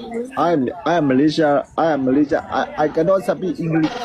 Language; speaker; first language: English; non-native, learner; Burmese